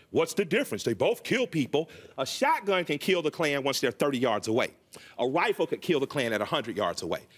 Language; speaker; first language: English; native; English